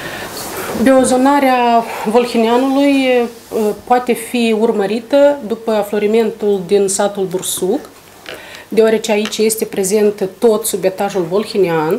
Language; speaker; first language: Romanian; native; Romanian